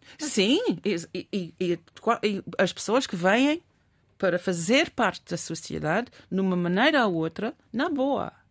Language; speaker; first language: Portuguese; non-native, fluent; English